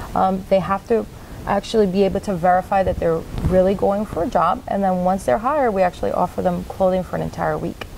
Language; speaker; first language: English; native; English